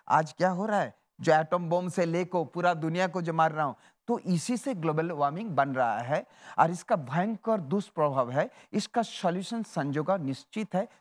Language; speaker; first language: Hindi; non-native, local second language; Bangla